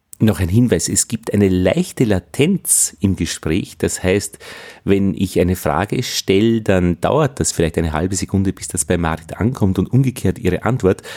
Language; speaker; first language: German; native; German